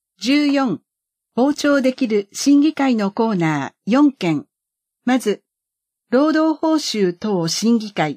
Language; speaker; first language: Japanese; native; Japanese